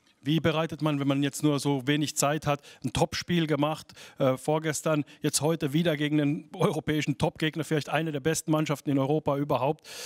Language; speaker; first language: German; native; German